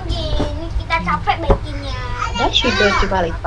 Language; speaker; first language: English; non-native, learner; Indonesian